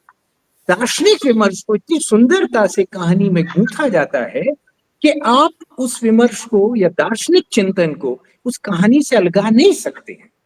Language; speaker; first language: Hindi; native; Hindi